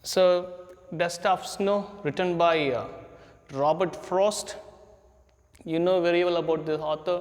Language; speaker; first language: English; non-native, local second language; Hindi